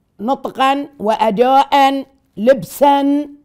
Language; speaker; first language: Arabic; native; Arabic